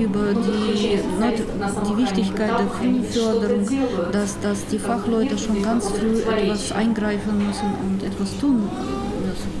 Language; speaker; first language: German; non-native, fluent; Russian